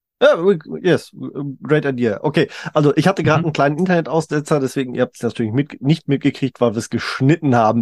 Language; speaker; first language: German; native; German